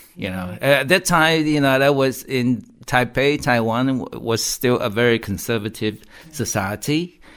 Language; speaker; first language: English; non-native, fluent; Chinese